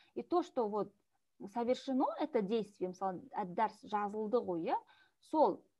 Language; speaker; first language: Russian; non-native, local second language; Kazakh